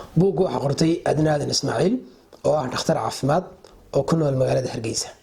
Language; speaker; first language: Somali; native; Somali